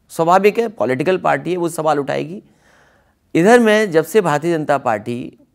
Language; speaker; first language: Hindi; native; Hindi